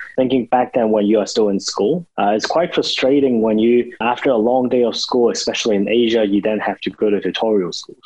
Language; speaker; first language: English; non-native, local second language; Cantonese